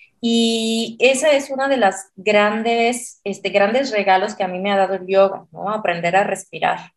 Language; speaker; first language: Spanish; non-native, fluent; Italian